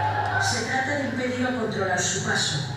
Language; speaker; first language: Spanish; native; Spanish